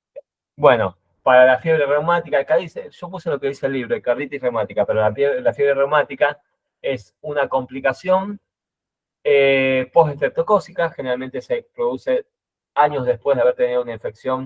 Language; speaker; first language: Spanish; native; Spanish